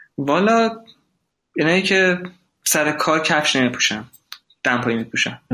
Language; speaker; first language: Persian; native; Persian